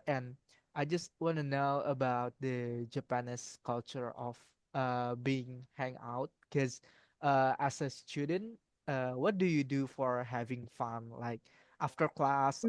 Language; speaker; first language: English; non-native, learner; Indonesian